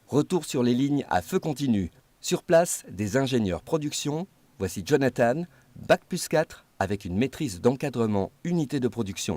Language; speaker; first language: French; native; French